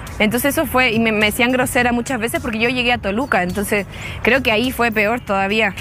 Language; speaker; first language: Spanish; native; Spanish